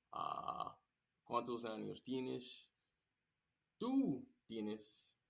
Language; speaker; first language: Spanish; non-native, learner; English